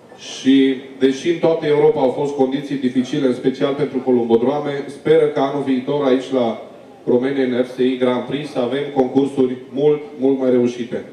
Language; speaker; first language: Romanian; native; Romanian